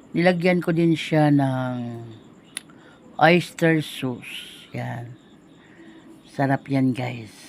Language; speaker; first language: Filipino; non-native, local second language; Cebuano